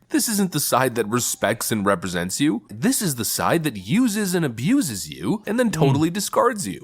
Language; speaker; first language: English; native; English